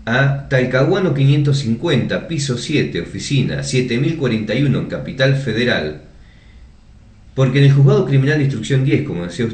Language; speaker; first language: Spanish; native; Spanish